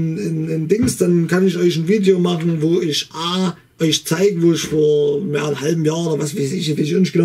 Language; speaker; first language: German; native; German